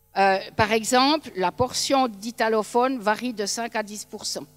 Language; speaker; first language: French; native; French